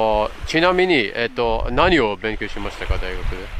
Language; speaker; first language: Japanese; non-native, learner; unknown